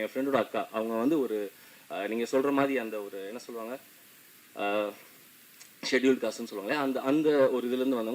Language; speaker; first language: Tamil; native; Tamil